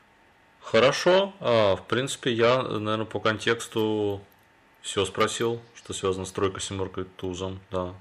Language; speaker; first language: Russian; native; Russian